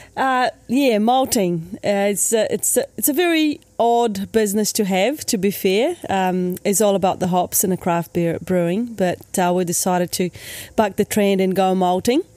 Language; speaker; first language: English; native; English